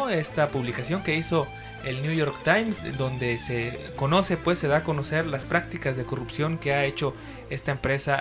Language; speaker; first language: Spanish; native; Spanish